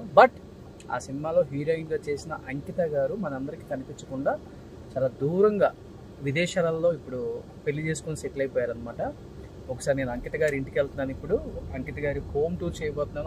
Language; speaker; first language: Telugu; native; Telugu